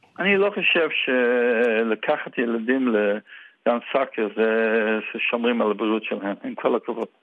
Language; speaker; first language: Hebrew; non-native, fluent; Yiddish